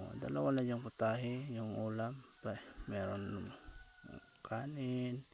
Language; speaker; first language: Filipino; non-native, local second language; Cebuano